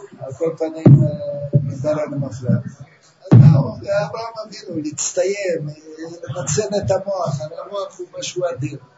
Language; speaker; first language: Hebrew; native; Hebrew